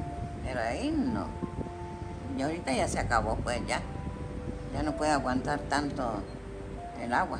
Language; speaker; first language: Spanish; native; Spanish